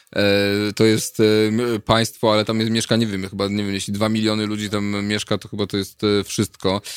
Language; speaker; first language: Polish; native; Polish